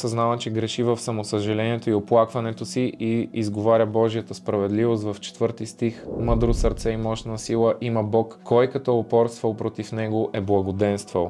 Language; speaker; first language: Bulgarian; native; Bulgarian